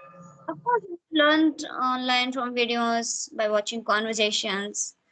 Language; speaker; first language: English; non-native, fluent; Hindi